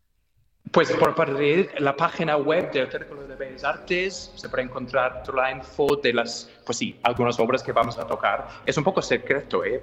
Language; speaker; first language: Spanish; non-native, fluent; English